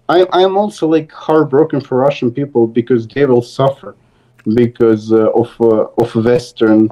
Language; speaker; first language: English; non-native, fluent; Serbian